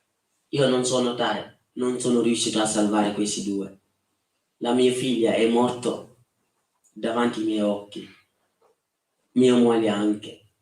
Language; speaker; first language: Italian; non-native, fluent; Wolof